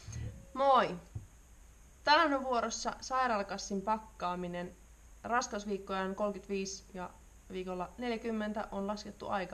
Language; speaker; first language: Finnish; native; Finnish